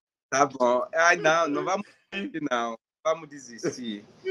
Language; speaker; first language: Portuguese; non-native, fluent; Yoruba